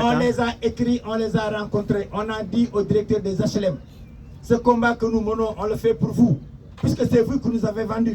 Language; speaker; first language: French; non-native, local second language; Wolof